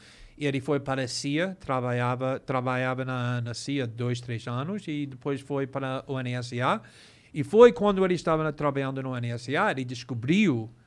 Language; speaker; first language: Portuguese; non-native, fluent; English